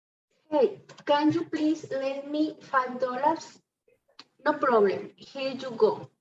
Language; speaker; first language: English; non-native, learner; Spanish